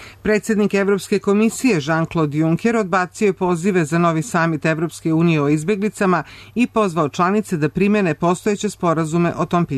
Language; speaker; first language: Serbian; native; Serbian